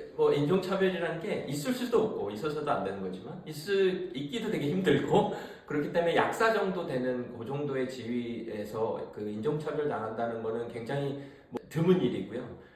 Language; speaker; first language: Korean; native; Korean